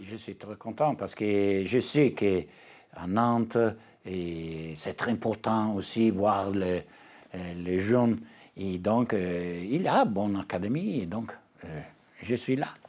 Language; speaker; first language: French; non-native, learner; Italian